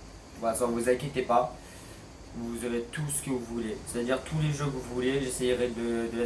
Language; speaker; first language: French; native; French